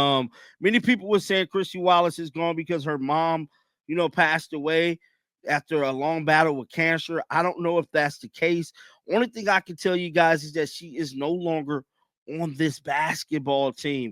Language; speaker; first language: English; native; English